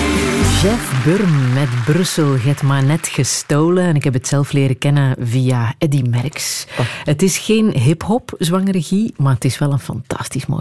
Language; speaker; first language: Dutch; native; Dutch